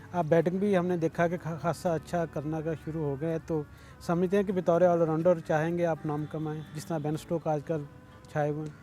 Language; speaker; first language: Urdu; native; Urdu